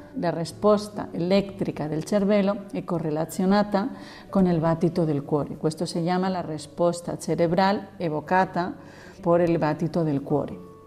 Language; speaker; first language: Italian; non-native, learner; Spanish